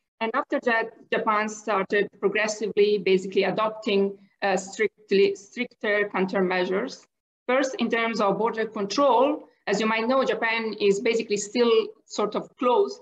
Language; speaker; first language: English; non-native, fluent; Italian